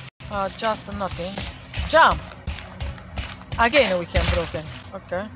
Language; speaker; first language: English; non-native, learner; Italian